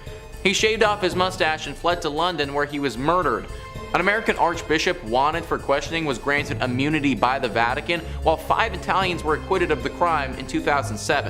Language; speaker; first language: English; native; English